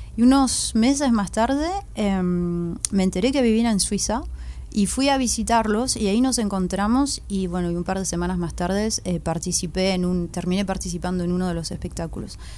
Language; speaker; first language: Spanish; early bilingual, heritage; Spanish